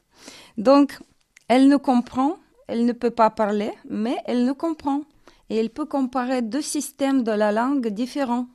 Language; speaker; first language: French; non-native, fluent; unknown